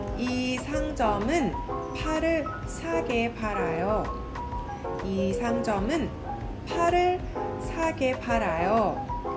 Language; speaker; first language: Korean; non-native, fluent; Thai